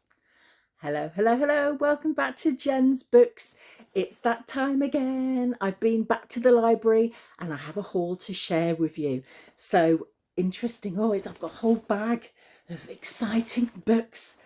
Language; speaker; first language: English; native; English